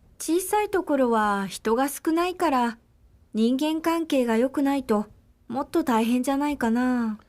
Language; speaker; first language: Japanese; non-native, fluent; Korean